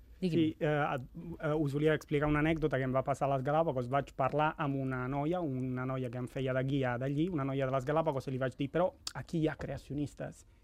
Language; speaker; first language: Catalan; non-native, fluent; Italian